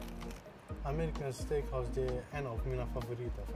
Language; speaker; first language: Swedish; non-native, fluent; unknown